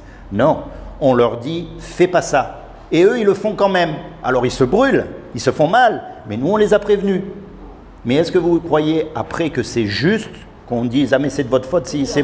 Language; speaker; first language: French; native; French